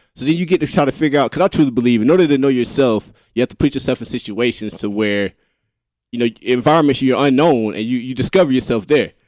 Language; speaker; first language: English; native; English